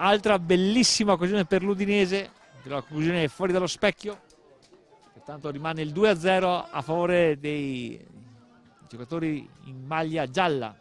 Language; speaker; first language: Italian; native; Italian